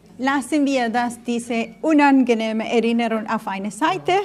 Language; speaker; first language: German; non-native, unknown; Spanish